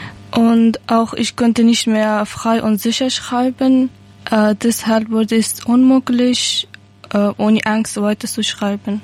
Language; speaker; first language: German; non-native, learner; Persian